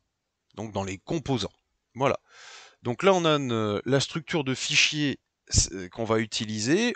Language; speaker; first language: French; native; French